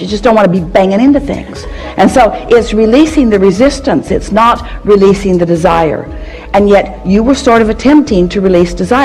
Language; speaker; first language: English; native; English